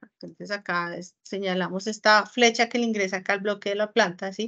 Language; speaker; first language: Spanish; native; Spanish